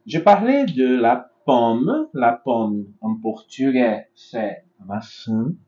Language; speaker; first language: French; non-native, fluent; Portuguese